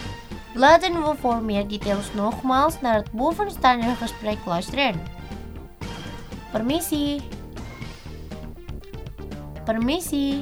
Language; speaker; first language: Dutch; non-native, fluent; Indonesian